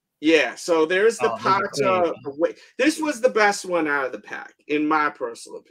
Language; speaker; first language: English; native; English